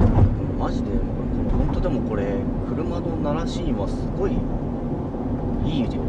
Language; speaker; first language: Japanese; native; Japanese